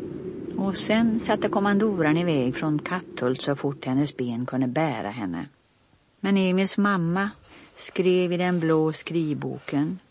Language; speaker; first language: Swedish; native; Swedish